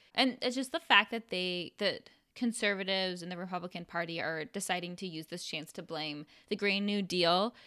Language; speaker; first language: English; native; English